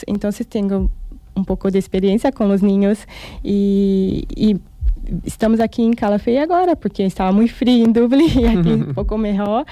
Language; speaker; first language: Spanish; non-native, learner; Portuguese